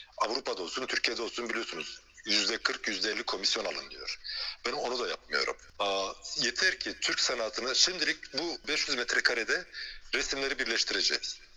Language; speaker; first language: Turkish; early bilingual, heritage; Turkish